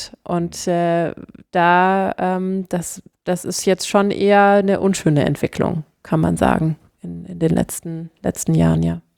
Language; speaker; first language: German; native; German